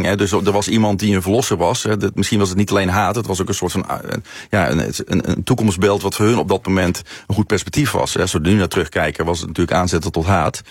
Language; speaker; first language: Dutch; native; Dutch